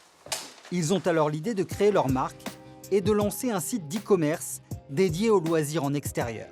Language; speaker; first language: French; native; French